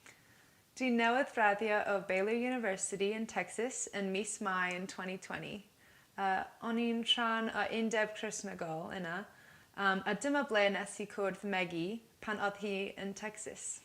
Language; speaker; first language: Welsh; non-native, learner; English